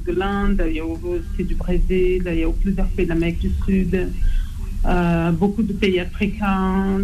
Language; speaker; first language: French; non-native, fluent; Portuguese